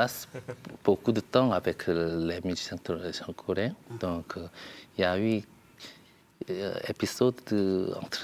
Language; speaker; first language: French; non-native, learner; Korean